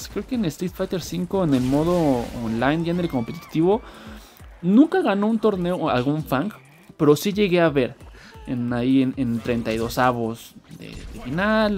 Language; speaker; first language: Spanish; native; Spanish